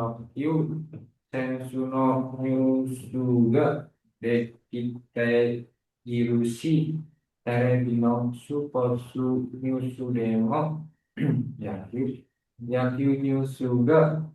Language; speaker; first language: Japanese; non-native, learner; Indonesian